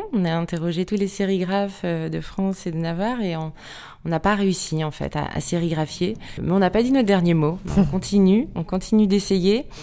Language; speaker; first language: French; native; French